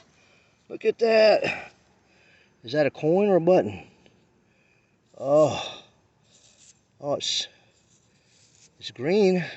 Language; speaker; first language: English; native; English